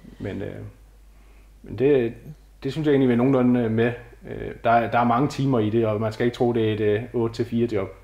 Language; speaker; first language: Danish; native; Danish